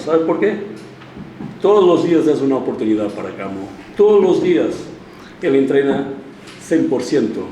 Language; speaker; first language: Spanish; non-native, fluent; Portuguese